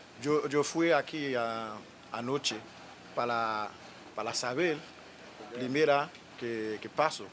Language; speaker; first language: Spanish; non-native, learner; Haitian Creole